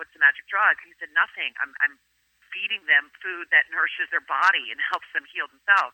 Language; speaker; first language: English; native; English